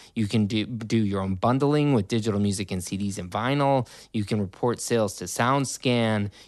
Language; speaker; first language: English; native; English